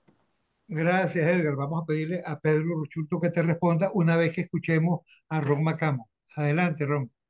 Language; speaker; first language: Spanish; native; Spanish